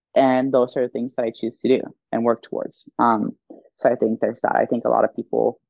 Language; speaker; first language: English; non-native, fluent; Swedish